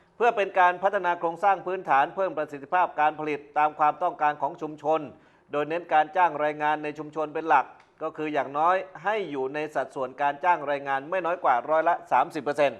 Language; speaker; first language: Thai; native; Thai